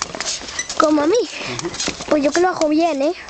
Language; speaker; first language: Spanish; native; Spanish